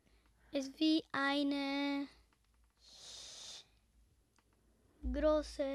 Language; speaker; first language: German; non-native, learner; Italian